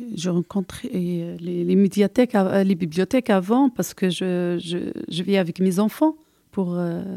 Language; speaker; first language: French; non-native, local second language; Arabic